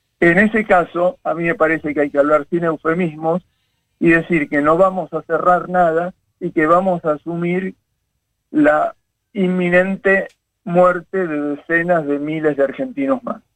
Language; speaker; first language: Spanish; native; Spanish